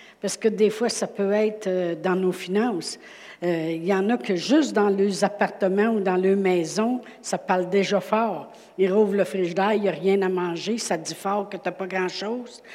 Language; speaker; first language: French; native; French